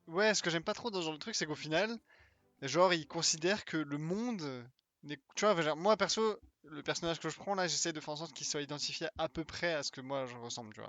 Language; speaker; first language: French; native; French